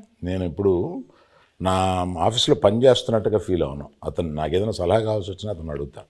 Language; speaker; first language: Telugu; native; Telugu